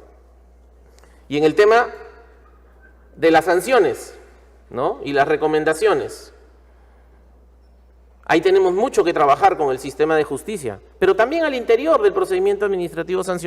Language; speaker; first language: Spanish; native; Spanish